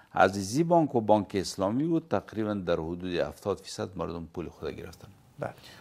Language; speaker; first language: Persian; native; Persian